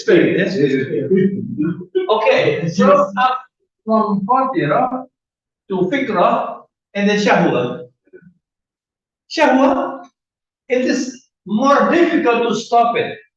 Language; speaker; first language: English; non-native, fluent; Indonesian